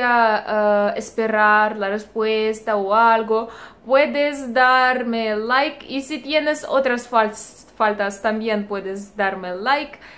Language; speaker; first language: Spanish; non-native, learner; Russian